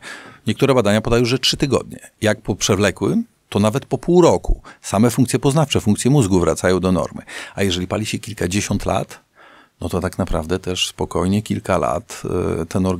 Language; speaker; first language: Polish; native; Polish